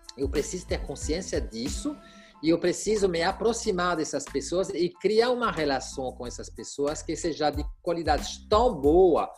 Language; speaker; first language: Portuguese; non-native, fluent; French